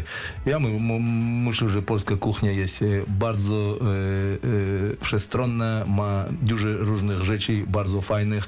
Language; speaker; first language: Polish; non-native, fluent; Russian